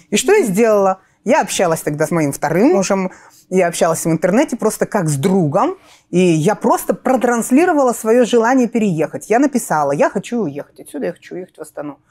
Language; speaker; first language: Russian; native; Russian